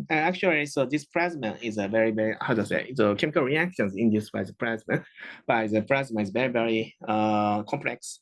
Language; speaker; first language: English; non-native, fluent; Japanese